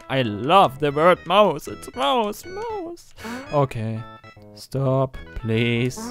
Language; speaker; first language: English; non-native, learner; German